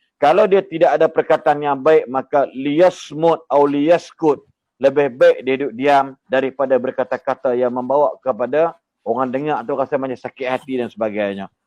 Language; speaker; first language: Malay; native; Malay